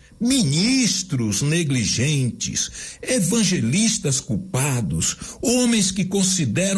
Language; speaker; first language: Portuguese; native; Portuguese